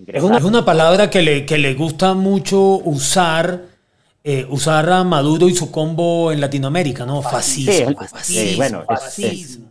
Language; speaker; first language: Spanish; native; Spanish